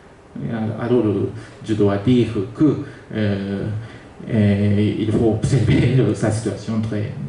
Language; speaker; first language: French; non-native, learner; Japanese